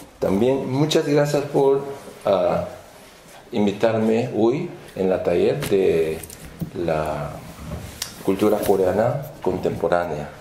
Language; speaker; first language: Spanish; non-native, fluent; Korean